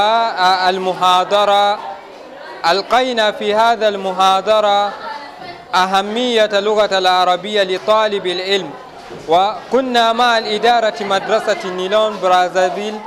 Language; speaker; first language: Arabic; non-native, learner; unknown